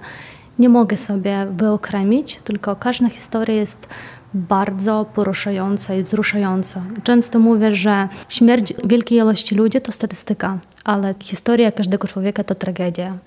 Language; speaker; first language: Polish; non-native, fluent; Ukrainian